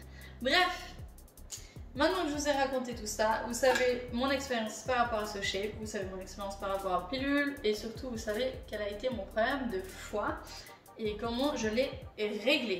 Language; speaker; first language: French; native; French